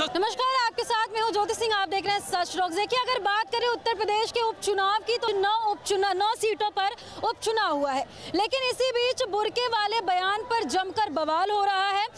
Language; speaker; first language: Hindi; native; Hindi